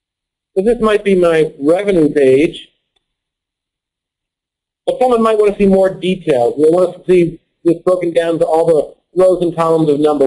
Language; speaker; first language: English; native; English